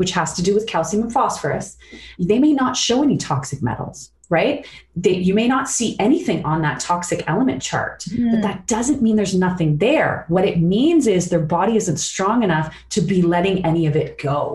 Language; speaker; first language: English; native; English